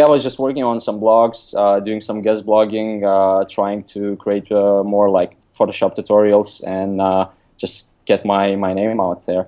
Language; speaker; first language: English; non-native, fluent; Lithuanian